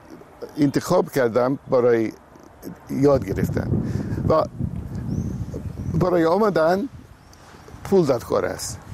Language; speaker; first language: Persian; non-native, learner; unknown